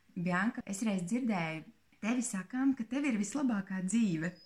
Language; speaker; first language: Latvian; native; Latvian